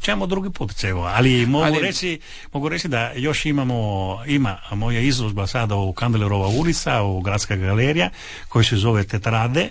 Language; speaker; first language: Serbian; non-native, local second language; Italian